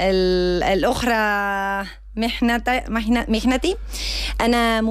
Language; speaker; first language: Arabic; non-native, learner; Spanish